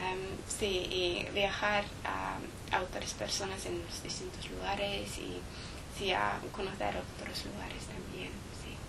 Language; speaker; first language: Spanish; non-native, learner; English